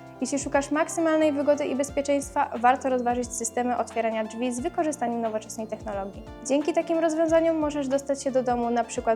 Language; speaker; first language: Polish; native; Polish